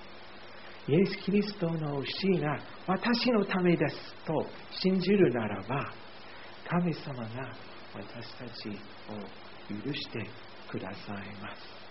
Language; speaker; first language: Japanese; non-native, fluent; English